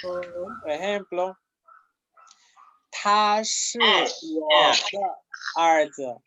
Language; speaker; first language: Chinese; non-native, fluent; Spanish